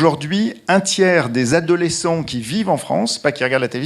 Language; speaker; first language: French; native; French